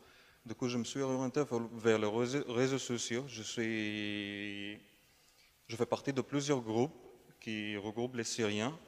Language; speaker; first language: French; non-native, fluent; Arabic